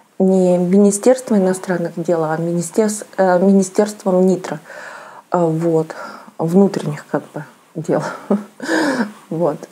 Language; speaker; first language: Russian; native; Russian